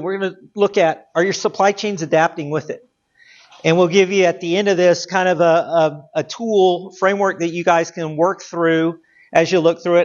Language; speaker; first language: English; native; English